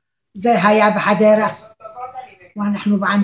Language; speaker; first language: Hebrew; non-native, learner; Arabic